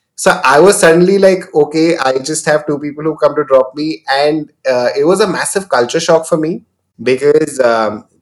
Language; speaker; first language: English; non-native, local second language; Hindi